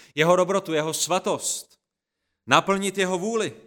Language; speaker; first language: Czech; native; Czech